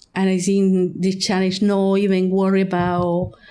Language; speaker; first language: English; non-native, fluent; Spanish